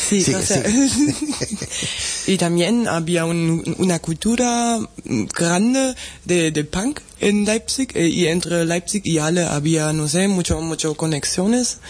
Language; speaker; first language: Spanish; non-native, fluent; German